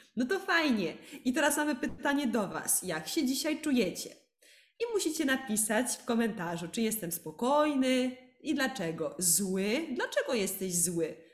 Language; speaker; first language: Polish; native; Polish